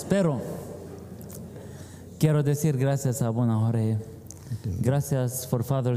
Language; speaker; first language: Spanish; non-native, fluent; Arabic